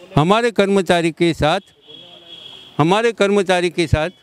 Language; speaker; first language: Hindi; non-native, local second language; Gujarati